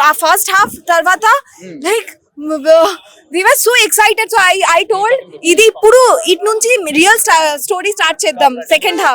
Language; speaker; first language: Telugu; non-native, learner; Hindi